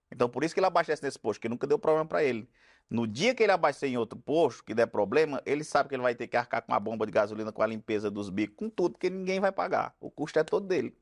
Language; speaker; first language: Portuguese; native; Portuguese